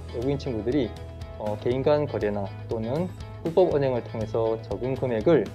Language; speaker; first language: Korean; native; Korean